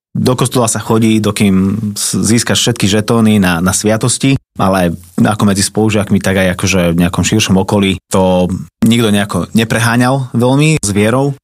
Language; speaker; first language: Slovak; native; Slovak